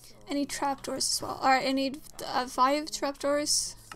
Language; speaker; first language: English; non-native, fluent; Swedish